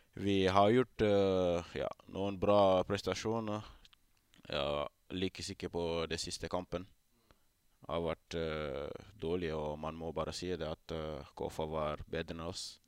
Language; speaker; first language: Norwegian; non-native, fluent; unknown